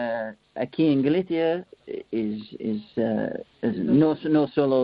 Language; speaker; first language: Spanish; non-native, learner; English